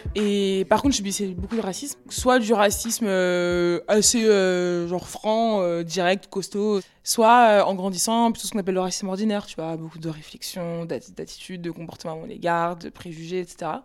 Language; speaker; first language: French; native; French